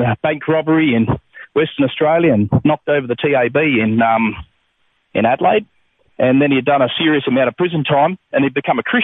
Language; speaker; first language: English; native; English